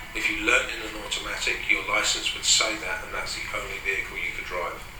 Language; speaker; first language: English; native; English